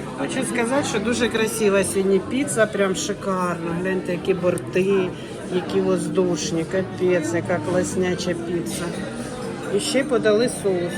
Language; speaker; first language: Ukrainian; native; Ukrainian